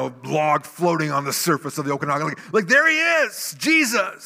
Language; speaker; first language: English; native; English